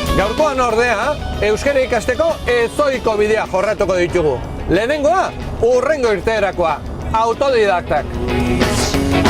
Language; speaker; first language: Basque; native; Basque